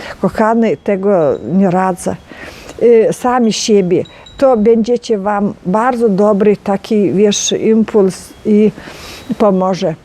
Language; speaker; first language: Polish; non-native, learner; Ukrainian